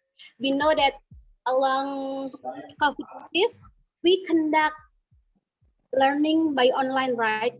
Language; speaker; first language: English; non-native, learner; Indonesian